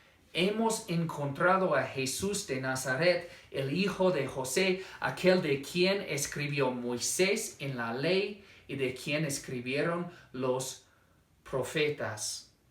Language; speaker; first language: Spanish; non-native, fluent; English